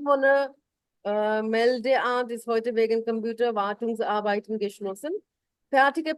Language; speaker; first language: German; non-native, fluent; Urdu